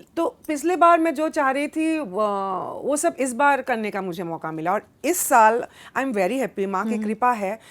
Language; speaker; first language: Hindi; non-native, local second language; Assamese